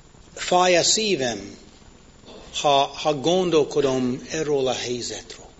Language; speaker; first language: Hungarian; non-native, fluent; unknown